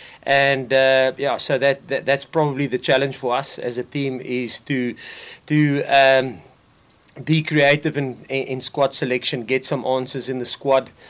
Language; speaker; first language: English; non-native, local second language; Afrikaans